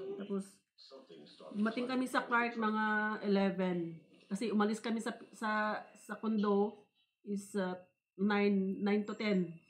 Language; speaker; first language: Filipino; native; Filipino